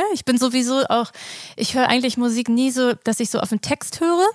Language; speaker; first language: German; native; German